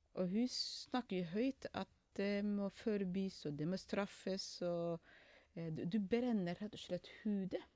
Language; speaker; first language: Norwegian; non-native, fluent; Somali